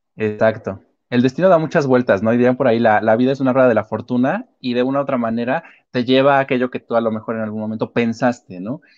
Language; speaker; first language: Spanish; native; Spanish